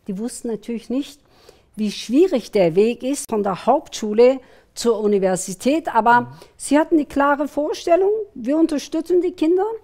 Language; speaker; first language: German; early bilingual, other home language; Kurdish